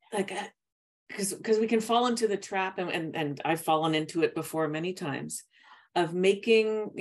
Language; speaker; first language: English; native; English